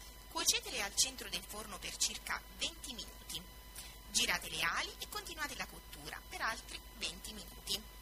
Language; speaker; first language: Italian; native; Italian